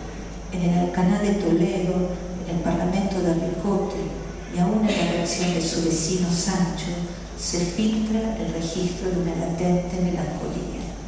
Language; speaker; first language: Spanish; native; Spanish